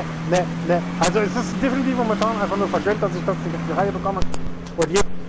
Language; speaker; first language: German; native; German